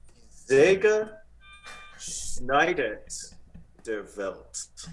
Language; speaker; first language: German; non-native, learner; English